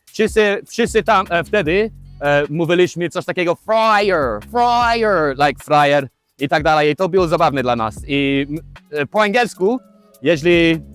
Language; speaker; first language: Polish; non-native, learner; English